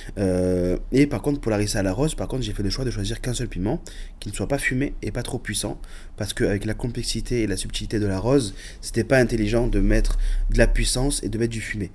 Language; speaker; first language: French; early bilingual, other home language; Arabic